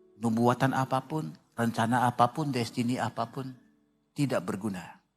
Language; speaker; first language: Indonesian; non-native, fluent; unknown